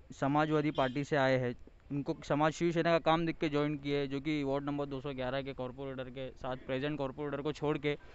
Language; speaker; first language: Hindi; native; Hindi